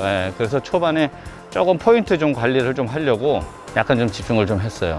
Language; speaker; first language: Korean; native; Korean